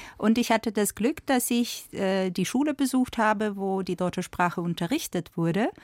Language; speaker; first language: German; non-native, fluent; Russian